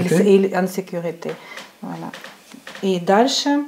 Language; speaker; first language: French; non-native, fluent; Ukrainian